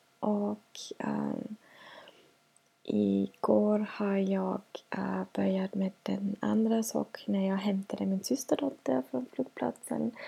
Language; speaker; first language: Swedish; non-native, fluent; German